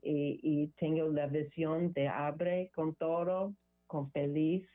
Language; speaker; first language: Spanish; non-native, learner; English